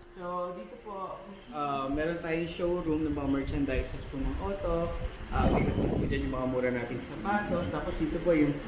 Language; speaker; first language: Filipino; native; Filipino